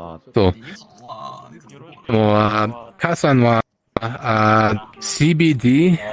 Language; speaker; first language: Japanese; non-native, learner; Spanish